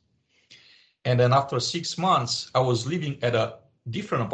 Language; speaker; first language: English; non-native, fluent; Romanian